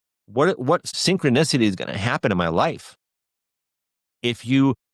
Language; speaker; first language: English; native; English